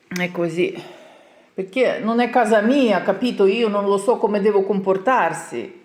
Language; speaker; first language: Italian; non-native, learner; Ukrainian